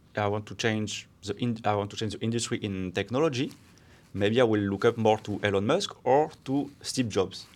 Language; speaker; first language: English; non-native, fluent; French